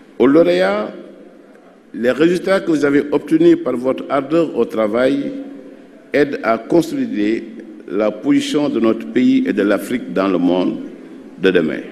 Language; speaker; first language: French; non-native, local second language; Wolof